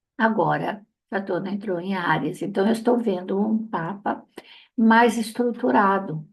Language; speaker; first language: Portuguese; non-native, fluent; Italian